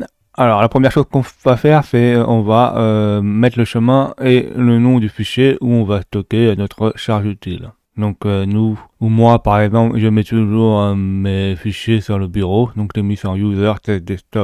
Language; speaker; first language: French; native; French